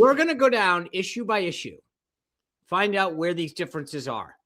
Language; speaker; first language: English; native; English